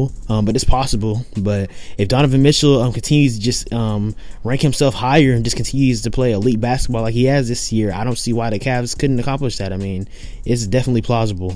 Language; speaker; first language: English; native; English